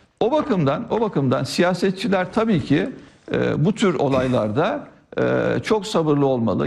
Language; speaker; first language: Turkish; native; Turkish